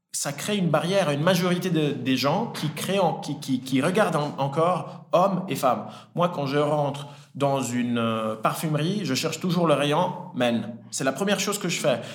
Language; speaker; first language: French; early bilingual, other home language; Italian